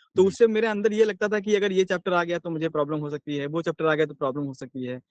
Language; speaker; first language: Hindi; native; Hindi